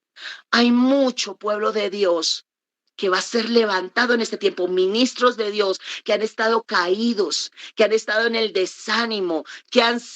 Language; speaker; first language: Spanish; native; Spanish